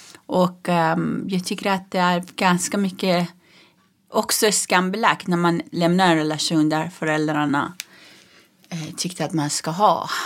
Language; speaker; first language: Swedish; non-native, fluent; Persian